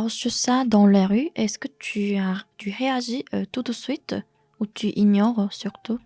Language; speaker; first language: French; non-native, fluent; Korean